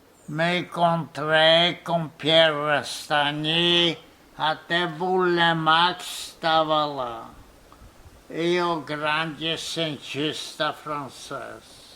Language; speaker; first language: Portuguese; non-native, fluent; Polish